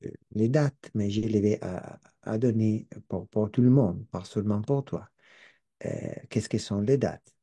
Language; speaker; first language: French; non-native, learner; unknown